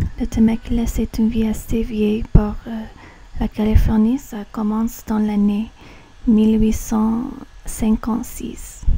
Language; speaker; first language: French; non-native, learner; English